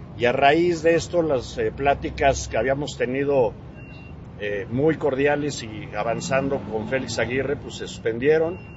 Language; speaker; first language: Spanish; native; Spanish